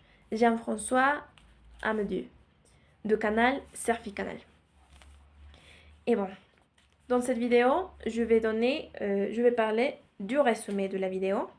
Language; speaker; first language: French; non-native, learner; Spanish